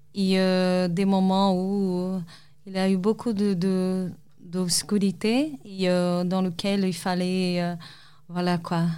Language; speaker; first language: French; non-native, fluent; Portuguese